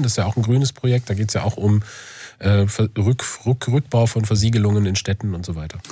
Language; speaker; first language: German; native; German